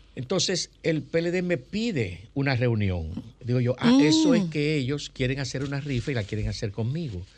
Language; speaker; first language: Spanish; native; Spanish